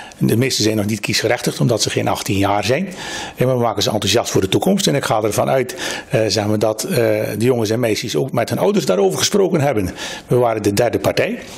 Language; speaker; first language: Dutch; native; Dutch